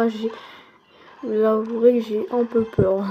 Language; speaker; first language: French; native; French